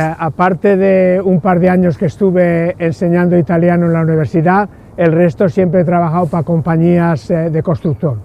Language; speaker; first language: Spanish; native; Spanish